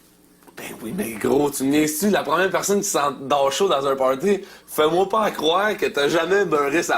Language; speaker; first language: French; native; French